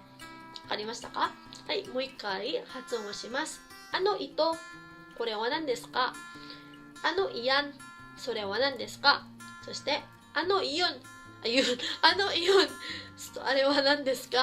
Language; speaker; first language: Japanese; non-native, fluent; Filipino